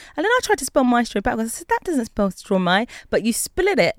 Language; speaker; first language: English; native; English